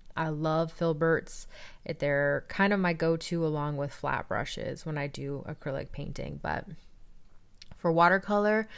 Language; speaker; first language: English; native; English